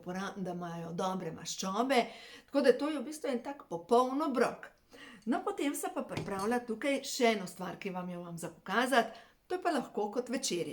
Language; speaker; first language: Slovenian; native; Slovenian